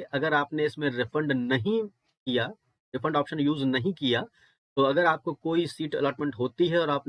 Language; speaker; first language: Hindi; native; Hindi